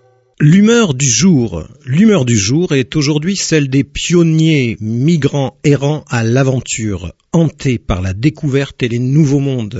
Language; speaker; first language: French; native; French